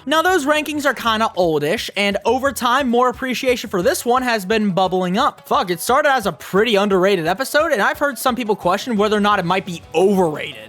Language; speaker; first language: English; native; English